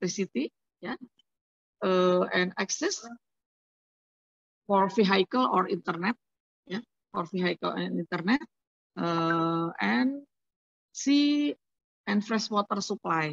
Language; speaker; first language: English; non-native, learner; Indonesian